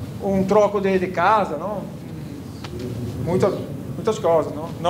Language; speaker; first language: Portuguese; non-native, fluent; Italian